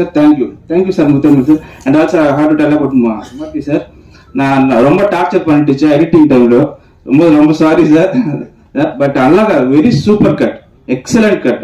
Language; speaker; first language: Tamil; non-native, learner; Telugu